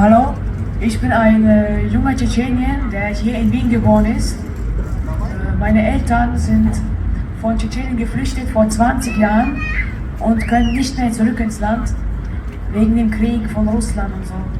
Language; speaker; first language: German; early bilingual, other home language; Chechen